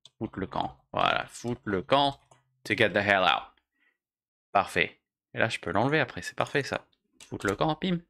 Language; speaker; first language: French; native; French